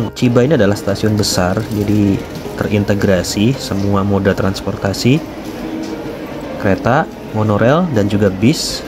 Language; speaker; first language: Indonesian; native; Indonesian